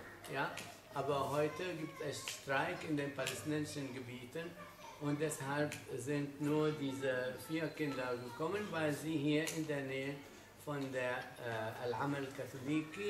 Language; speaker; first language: German; non-native, fluent; Arabic